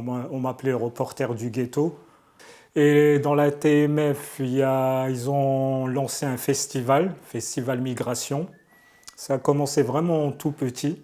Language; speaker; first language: French; early bilingual, other home language; Arabic